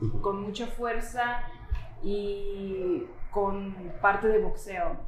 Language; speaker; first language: Spanish; non-native, fluent; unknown